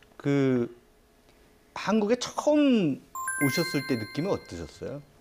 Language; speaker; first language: Korean; native; Korean